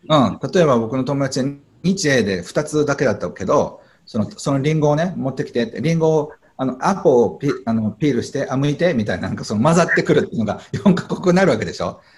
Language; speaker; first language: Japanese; native; Japanese